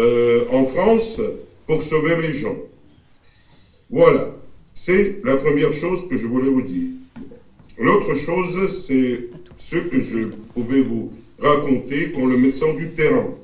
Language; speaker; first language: French; non-native, fluent; Russian